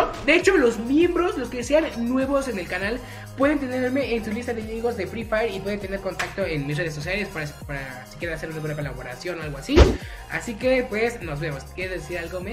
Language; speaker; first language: Spanish; native; Spanish